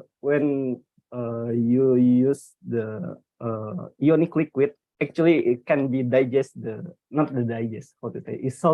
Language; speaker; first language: English; non-native, learner; Indonesian